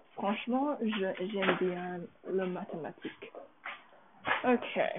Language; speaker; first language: French; non-native, learner; English